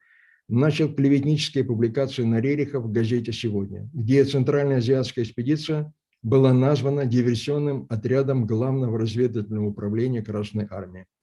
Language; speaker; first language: Russian; native; Russian